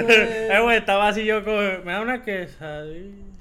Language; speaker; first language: Spanish; native; Spanish